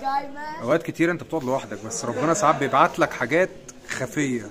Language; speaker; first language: Arabic; native; Arabic